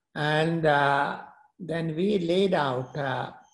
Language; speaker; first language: English; non-native, local second language; Gujarati